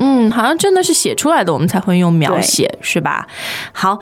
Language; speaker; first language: Chinese; native; Chinese